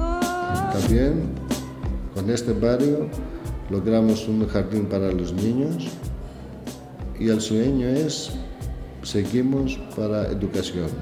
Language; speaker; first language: Spanish; non-native, learner; Greek